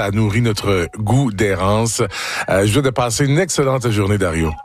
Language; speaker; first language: French; native; French